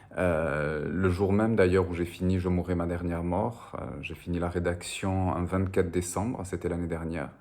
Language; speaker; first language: French; early bilingual, other home language; Spanish